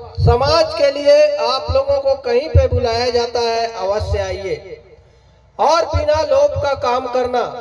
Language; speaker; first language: Hindi; non-native, local second language; Gondi